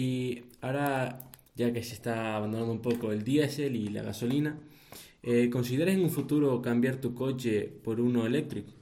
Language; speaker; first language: Spanish; native; Spanish